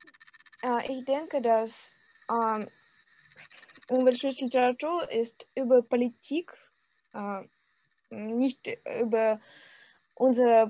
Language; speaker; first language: German; non-native, learner; Russian